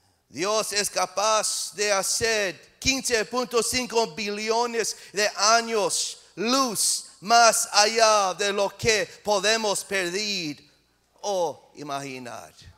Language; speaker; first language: Spanish; non-native, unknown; English